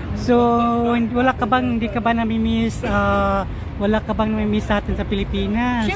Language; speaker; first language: Filipino; native; Filipino